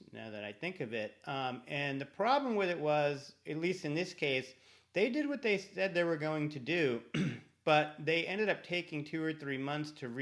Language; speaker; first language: English; native; English